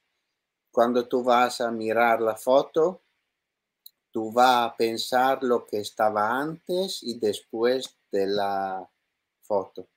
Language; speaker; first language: Spanish; non-native, learner; Italian